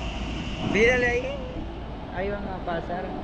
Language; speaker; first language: Spanish; native; Spanish